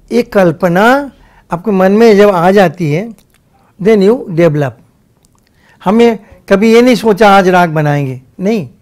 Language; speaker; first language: Hindi; non-native, local second language; Bangla